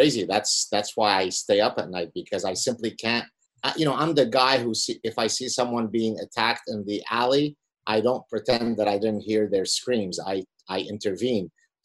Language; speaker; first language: English; early bilingual, other home language; Arabic